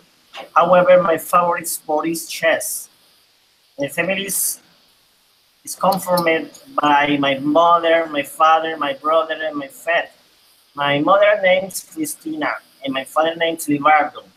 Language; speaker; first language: English; non-native, learner; Spanish